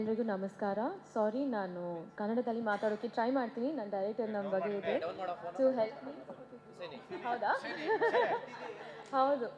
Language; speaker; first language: Kannada; non-native, learner; Tamil